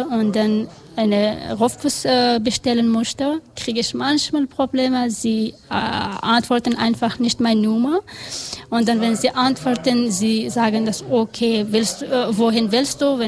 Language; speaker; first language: German; non-native, learner; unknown